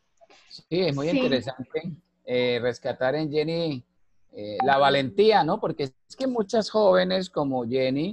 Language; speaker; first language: Spanish; native; Spanish